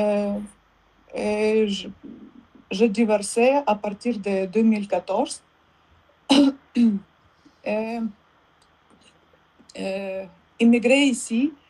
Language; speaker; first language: French; non-native, learner; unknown